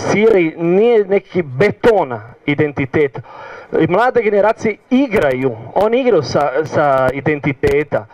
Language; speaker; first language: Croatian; non-native, learner; Italian